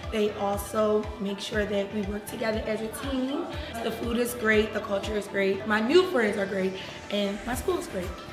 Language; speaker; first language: English; native; English